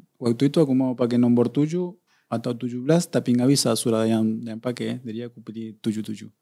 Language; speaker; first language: Indonesian; non-native, fluent; Spanish